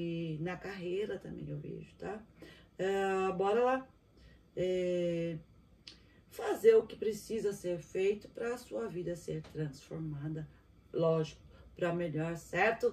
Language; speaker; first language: Portuguese; native; Portuguese